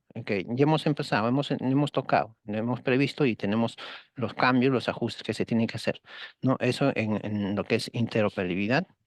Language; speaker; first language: Spanish; native; Spanish